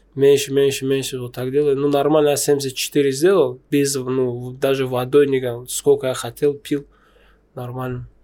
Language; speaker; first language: Russian; non-native, local second language; Tajik